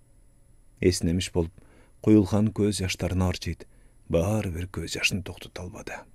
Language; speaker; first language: Kyrgyz; native; Kyrgyz